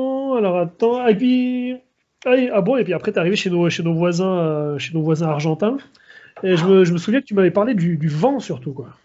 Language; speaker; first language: French; native; French